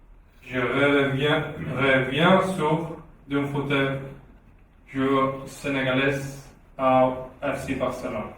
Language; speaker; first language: French; non-native, learner; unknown